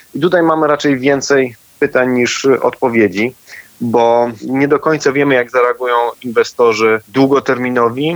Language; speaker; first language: Polish; native; Polish